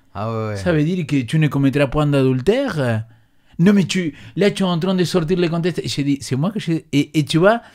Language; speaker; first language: French; non-native, fluent; Spanish